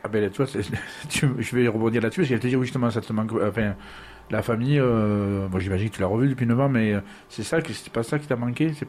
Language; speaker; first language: French; native; French